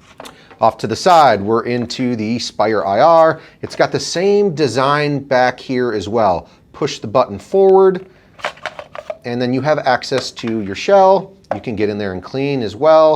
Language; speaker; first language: English; native; English